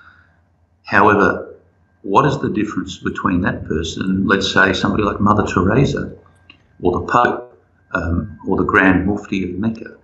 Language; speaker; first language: English; native; English